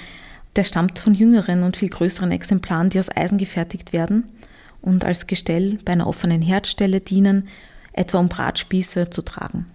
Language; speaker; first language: German; native; German